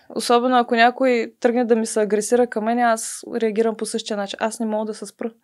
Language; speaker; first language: Bulgarian; early bilingual, other home language; Chechen